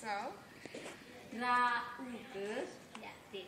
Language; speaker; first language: English; non-native, learner; Nias